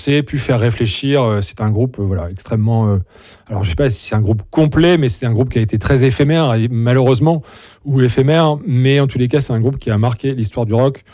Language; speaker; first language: French; native; French